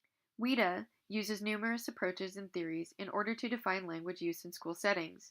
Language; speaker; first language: English; native; English